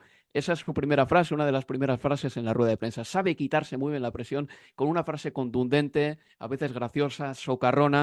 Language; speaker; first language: Spanish; native; Spanish